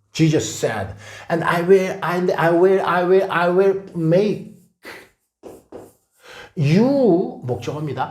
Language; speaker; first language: English; non-native, fluent; Korean